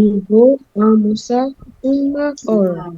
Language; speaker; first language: Portuguese; non-native, learner; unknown